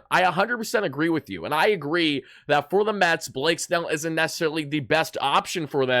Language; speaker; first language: English; native; English